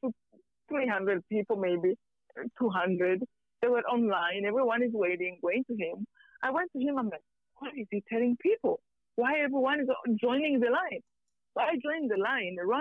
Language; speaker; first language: English; non-native, local second language; Kinyarwanda